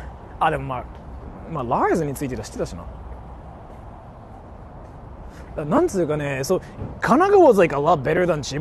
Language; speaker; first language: Japanese; native; Japanese